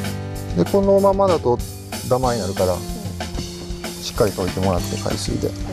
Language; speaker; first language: Japanese; native; Japanese